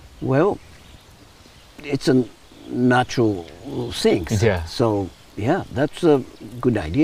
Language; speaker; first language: English; non-native, learner; Japanese